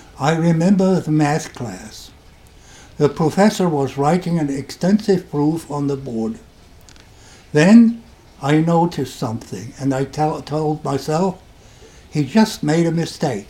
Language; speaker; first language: English; non-native, fluent; German